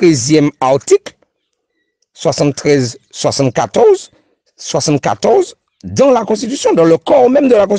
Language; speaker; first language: French; native; French